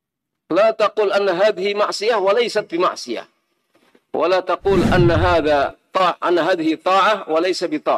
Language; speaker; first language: Arabic; non-native, fluent; Indonesian